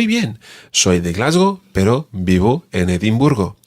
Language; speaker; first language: Spanish; non-native, fluent; English